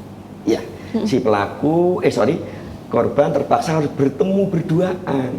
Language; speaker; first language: Indonesian; native; Indonesian